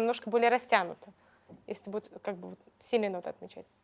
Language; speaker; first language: Russian; native; Russian